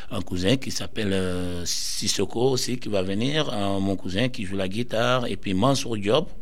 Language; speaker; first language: French; non-native, local second language; Soninke